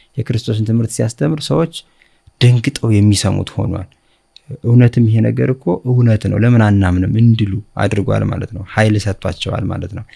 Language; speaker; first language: Amharic; native; Amharic